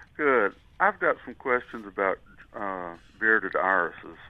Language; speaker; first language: English; native; English